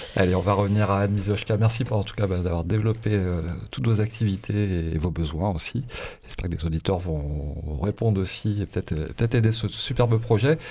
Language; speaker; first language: French; native; French